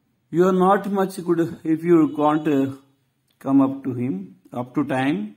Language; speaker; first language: English; non-native, local second language; Telugu